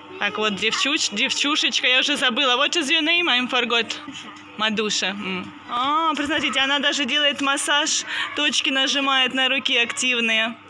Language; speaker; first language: Russian; native; Russian